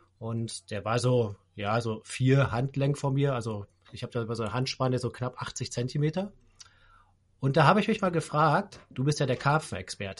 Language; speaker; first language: German; native; German